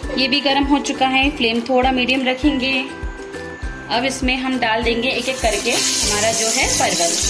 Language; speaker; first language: Hindi; non-native, local second language; Bangla